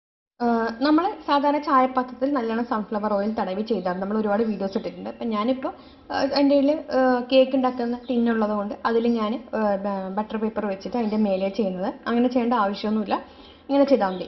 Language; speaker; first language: Malayalam; native; Malayalam